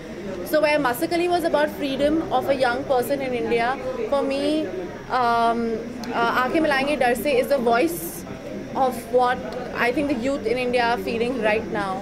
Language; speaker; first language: English; non-native, local second language; Hindi